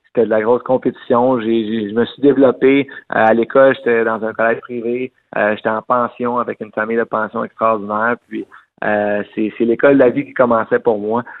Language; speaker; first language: French; native; French